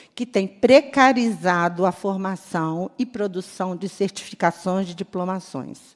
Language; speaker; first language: Portuguese; native; Portuguese